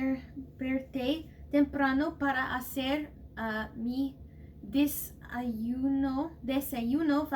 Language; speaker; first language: Spanish; non-native, learner; English